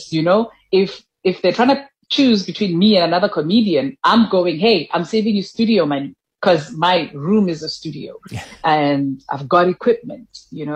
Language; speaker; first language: English; non-native, local second language; Tswana